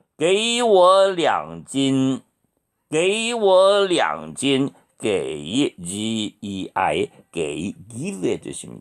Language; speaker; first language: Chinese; non-native, fluent; Korean